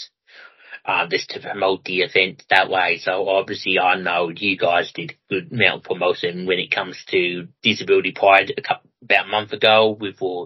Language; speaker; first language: English; native; English